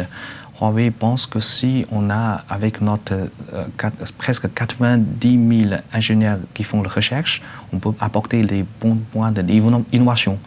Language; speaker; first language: French; non-native, learner; Chinese